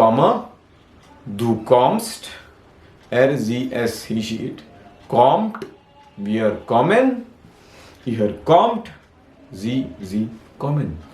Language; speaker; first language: German; non-native, fluent; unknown